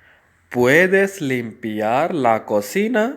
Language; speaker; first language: Spanish; non-native, fluent; Urdu